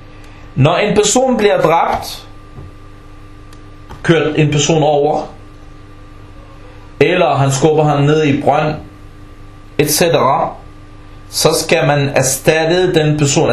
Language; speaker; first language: Danish; early bilingual, other home language; Arabic